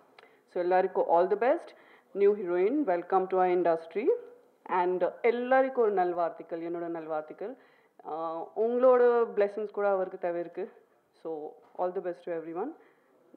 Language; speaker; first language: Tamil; non-native, fluent; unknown